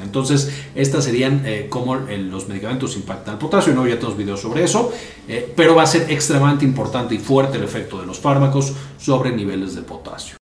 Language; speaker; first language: Spanish; native; Spanish